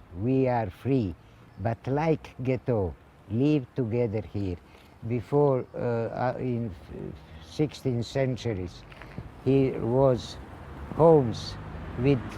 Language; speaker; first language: English; non-native, learner; Ladino